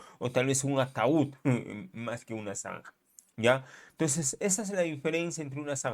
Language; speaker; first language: Spanish; native; Spanish